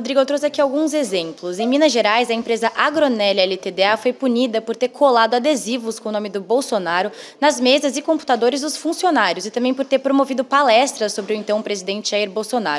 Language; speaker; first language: Portuguese; native; Portuguese